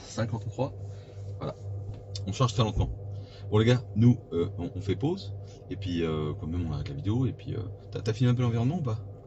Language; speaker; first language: French; native; French